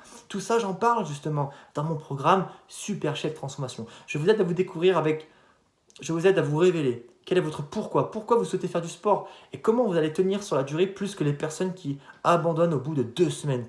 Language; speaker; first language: French; native; French